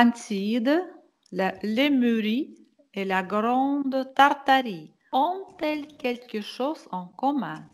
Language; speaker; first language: French; non-native, fluent; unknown